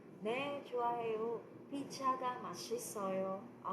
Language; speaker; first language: Korean; non-native, fluent; Filipino